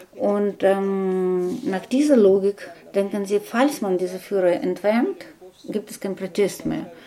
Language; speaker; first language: German; non-native, fluent; Russian